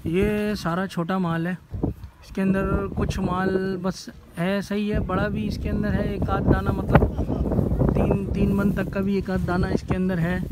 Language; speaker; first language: Urdu; native; Urdu